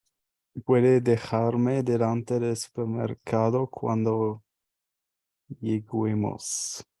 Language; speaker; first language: Spanish; non-native, learner; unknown